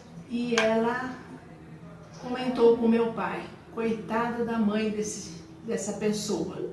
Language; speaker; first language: Portuguese; early bilingual, other home language; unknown